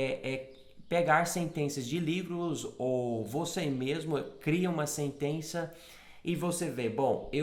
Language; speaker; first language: Portuguese; non-native, fluent; English